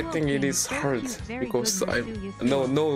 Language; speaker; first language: English; non-native, learner; Korean